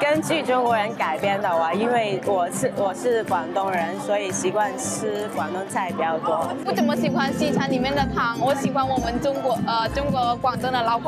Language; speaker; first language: Chinese; non-native, local second language; Cantonese